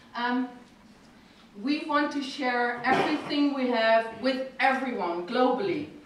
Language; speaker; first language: English; non-native, fluent; Dutch